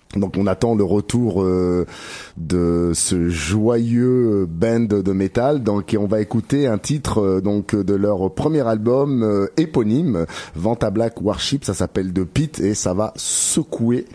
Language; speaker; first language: French; native; French